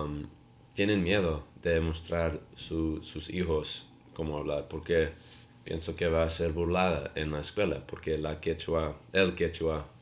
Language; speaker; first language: Spanish; non-native, learner; English